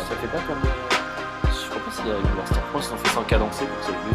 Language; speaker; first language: French; native; French